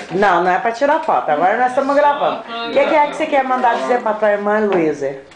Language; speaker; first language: Portuguese; native; Portuguese